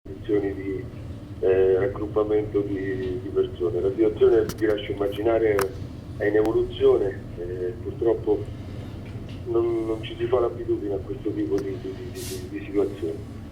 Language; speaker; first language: Italian; native; Italian